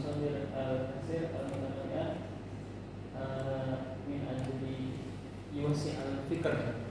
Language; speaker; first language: Arabic; non-native, learner; Indonesian